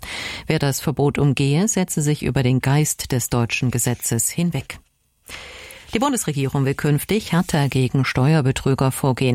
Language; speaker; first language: German; native; German